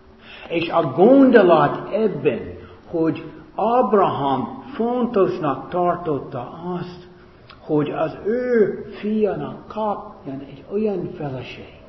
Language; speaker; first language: Hungarian; non-native, fluent; English